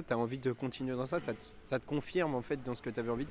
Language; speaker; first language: French; native; French